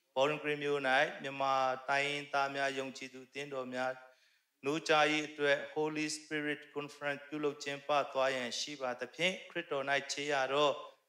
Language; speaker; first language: Burmese; non-native, local second language; Tedim Chin